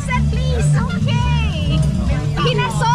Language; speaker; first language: English; non-native, learner; Thai